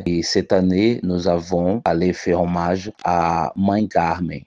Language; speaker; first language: French; non-native, fluent; Portuguese